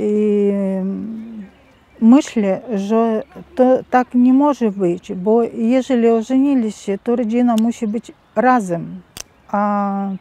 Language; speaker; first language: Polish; non-native, learner; Russian